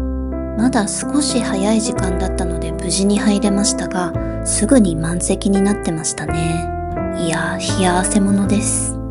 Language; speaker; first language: Japanese; native; Japanese